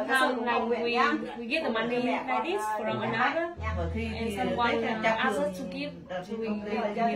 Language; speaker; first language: English; non-native, learner; Vietnamese